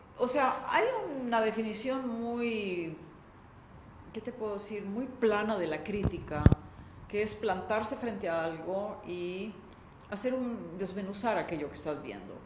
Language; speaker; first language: Spanish; native; Spanish